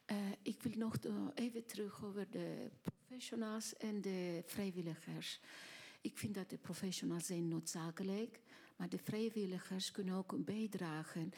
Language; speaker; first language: Dutch; non-native, fluent; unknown